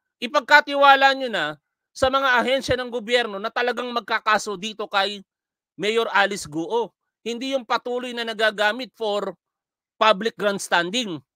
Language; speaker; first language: Filipino; native; Filipino